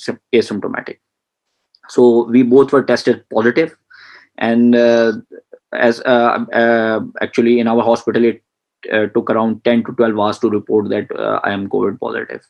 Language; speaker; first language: English; non-native, local second language; Punjabi